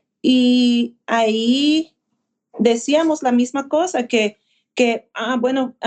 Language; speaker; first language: Spanish; early bilingual, heritage; Spanish